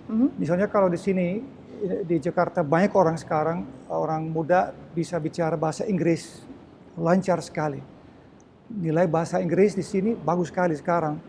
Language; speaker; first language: Indonesian; early bilingual, heritage; Dutch